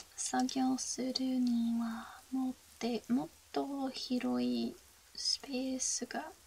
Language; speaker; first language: Japanese; non-native, learner; English